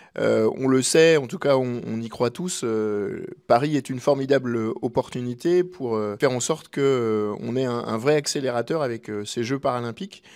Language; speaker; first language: French; native; French